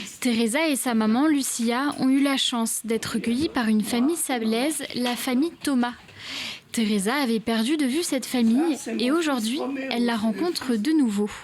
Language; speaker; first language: French; native; French